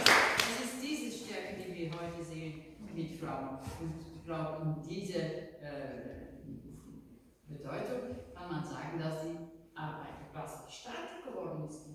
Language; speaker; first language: German; non-native, learner; Dutch